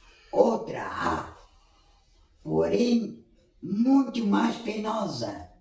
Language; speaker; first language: Portuguese; native; Portuguese